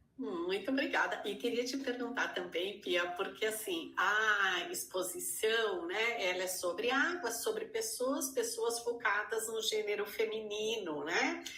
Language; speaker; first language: Portuguese; native; Portuguese